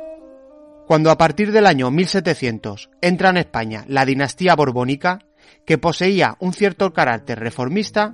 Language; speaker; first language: Spanish; native; Spanish